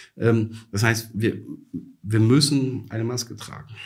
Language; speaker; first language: German; native; German